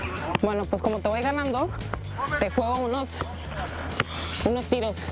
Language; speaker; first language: Spanish; native; Spanish